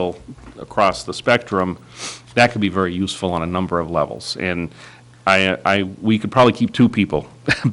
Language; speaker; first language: English; native; English